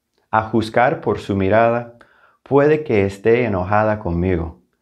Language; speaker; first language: Spanish; non-native, fluent; English